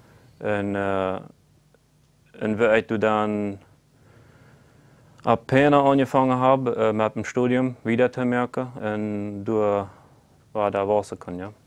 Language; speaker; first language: German; non-native, local second language; Plautdietsch